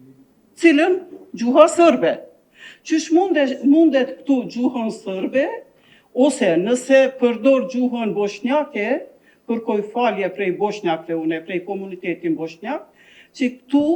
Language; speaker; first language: Albanian; non-native, local second language; Turkish